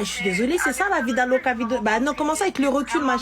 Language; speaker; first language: French; native; French